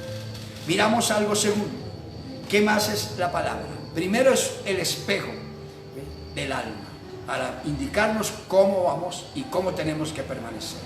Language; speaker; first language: Spanish; native; Spanish